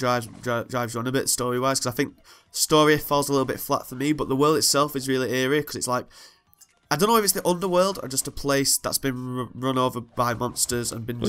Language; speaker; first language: English; native; English